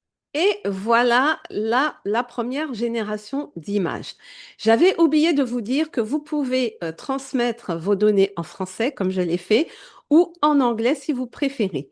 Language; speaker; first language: French; native; French